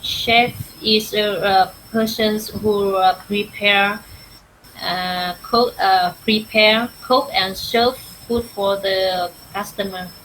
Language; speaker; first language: English; non-native, learner; Vietnamese